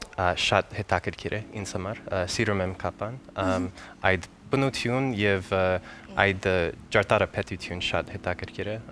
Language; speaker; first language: Armenian; non-native, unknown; English